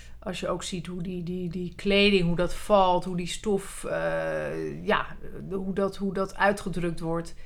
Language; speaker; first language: Dutch; early bilingual, other home language; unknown